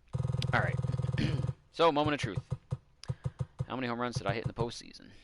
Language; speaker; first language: English; native; English